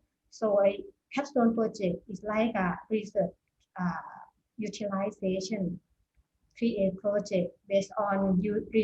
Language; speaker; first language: English; non-native, fluent; Thai